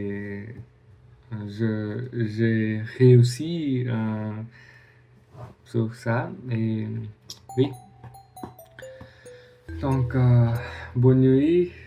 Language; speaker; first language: French; non-native, learner; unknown